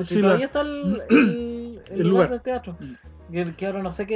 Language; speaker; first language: Spanish; native; Spanish